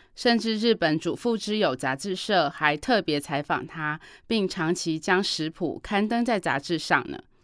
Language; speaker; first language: Chinese; native; Chinese